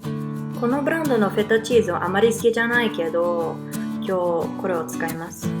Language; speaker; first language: Japanese; non-native, learner; Bulgarian